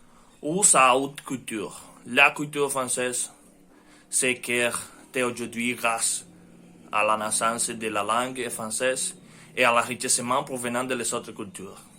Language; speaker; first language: French; non-native, learner; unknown